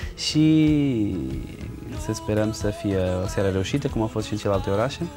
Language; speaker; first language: Romanian; non-native, fluent; Portuguese